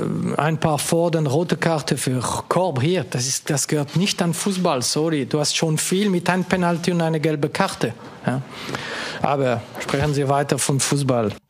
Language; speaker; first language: German; non-native, local second language; French